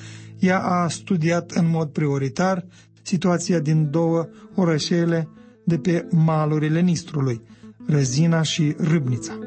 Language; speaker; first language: Romanian; native; Romanian